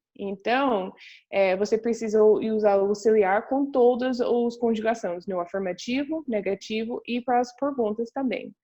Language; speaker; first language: Portuguese; non-native, fluent; English